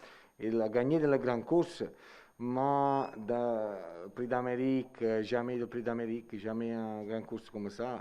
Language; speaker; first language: French; non-native, learner; Italian